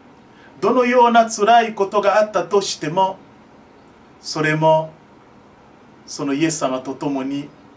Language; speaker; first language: Japanese; non-native, fluent; French